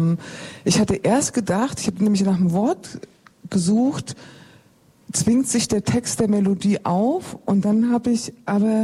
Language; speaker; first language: German; native; German